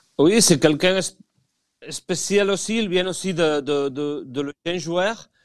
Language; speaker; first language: French; non-native, fluent; Spanish